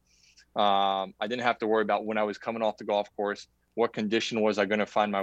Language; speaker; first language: English; native; English